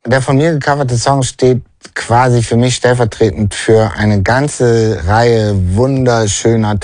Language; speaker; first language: German; native; German